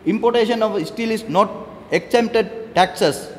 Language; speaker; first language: English; non-native, local second language; Sinhala